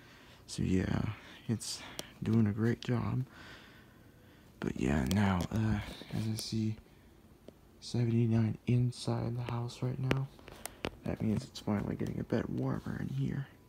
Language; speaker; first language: English; native; English